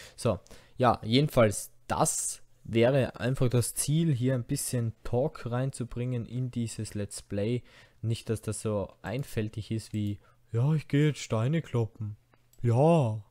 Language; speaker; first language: German; native; German